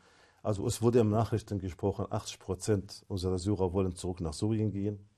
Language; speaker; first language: German; non-native, fluent; Arabic